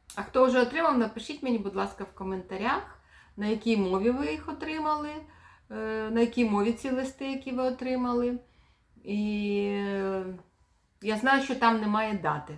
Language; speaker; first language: Ukrainian; native; Ukrainian